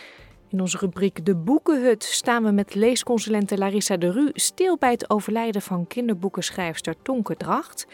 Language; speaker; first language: Dutch; native; Dutch